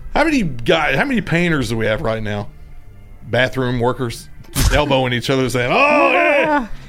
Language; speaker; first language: English; native; English